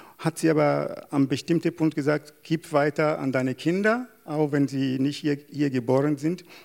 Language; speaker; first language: German; non-native, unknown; Yoruba